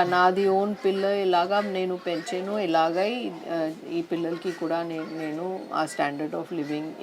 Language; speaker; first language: Telugu; non-native, fluent; Hindi